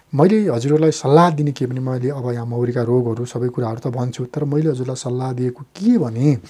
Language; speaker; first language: Nepali; native; Nepali